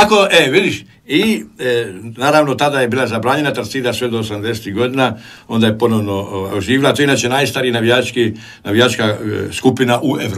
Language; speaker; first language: Croatian; native; Croatian